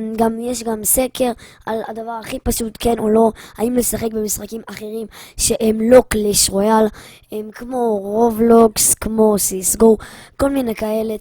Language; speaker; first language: Hebrew; native; Hebrew